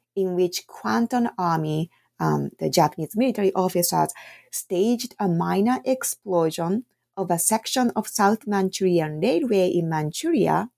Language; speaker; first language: English; non-native, fluent; Japanese